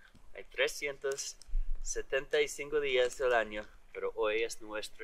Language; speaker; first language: Spanish; early bilingual, heritage; English